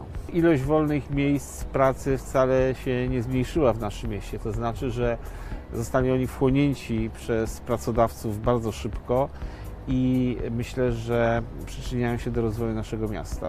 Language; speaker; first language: Polish; native; Polish